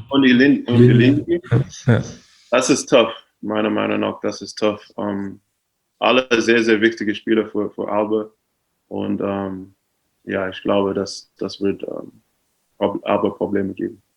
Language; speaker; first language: German; non-native, fluent; English